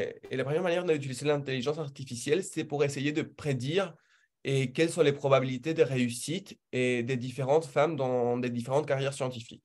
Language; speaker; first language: French; non-native, fluent; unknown